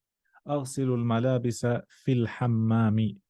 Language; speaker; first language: Arabic; non-native, fluent; English